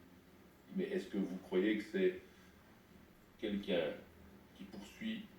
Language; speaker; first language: French; native; French